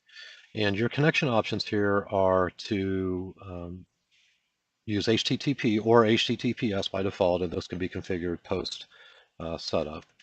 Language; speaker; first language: English; native; English